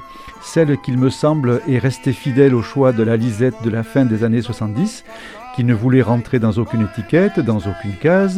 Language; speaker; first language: French; native; French